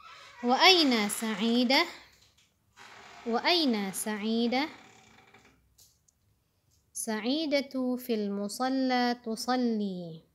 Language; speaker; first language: Arabic; non-native, fluent; Indonesian